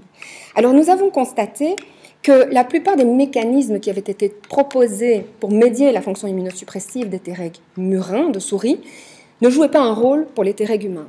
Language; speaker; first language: French; native; French